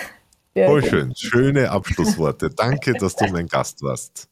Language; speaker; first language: German; native; German